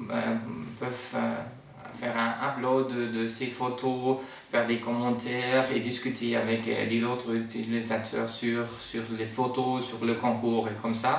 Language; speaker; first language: French; non-native, fluent; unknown